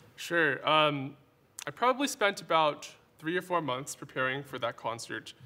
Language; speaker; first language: English; native; English